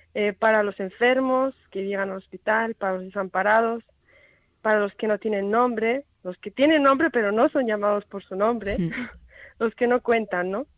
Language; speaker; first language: Spanish; native; Spanish